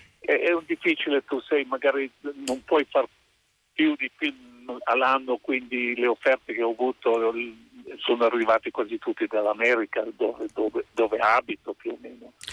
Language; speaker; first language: Italian; non-native, local second language; Ladin